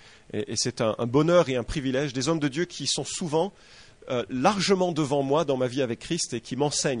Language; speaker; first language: French; native; French